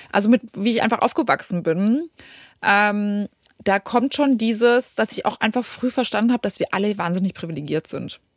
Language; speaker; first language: German; early bilingual, other home language; Polish